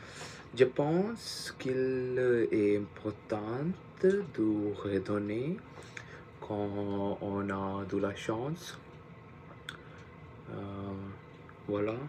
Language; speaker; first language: French; non-native, learner; Punjabi